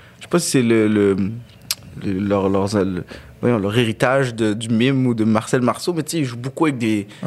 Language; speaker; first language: French; early bilingual, other home language; Arabic